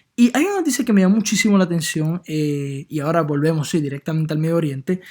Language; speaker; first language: Spanish; native; Spanish